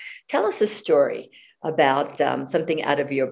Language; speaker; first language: English; native; English